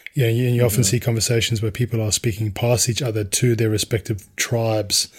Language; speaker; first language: English; native; English